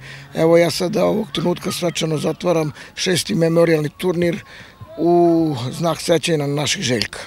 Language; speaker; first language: Croatian; native; Croatian